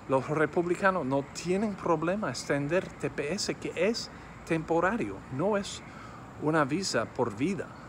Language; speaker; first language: Spanish; non-native, fluent; English